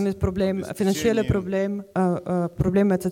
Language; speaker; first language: Dutch; non-native, fluent; Ukrainian